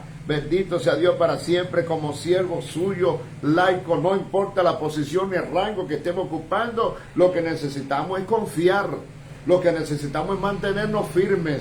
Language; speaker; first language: Spanish; native; Spanish